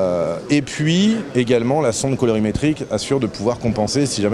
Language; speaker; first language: French; native; French